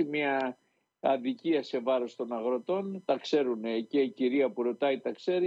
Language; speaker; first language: Greek; native; Greek